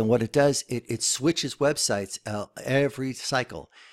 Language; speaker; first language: English; native; English